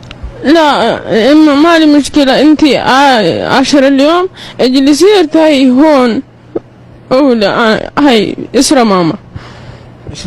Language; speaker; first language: Arabic; non-native, learner; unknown